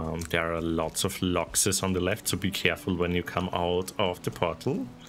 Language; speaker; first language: English; non-native, fluent; German